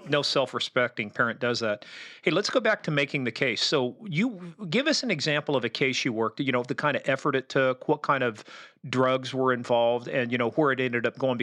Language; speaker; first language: English; native; English